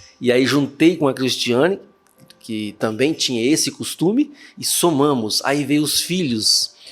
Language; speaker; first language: Portuguese; native; Portuguese